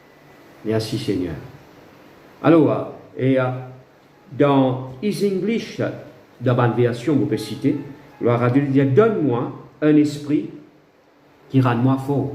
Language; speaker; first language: French; non-native, local second language; Morisyen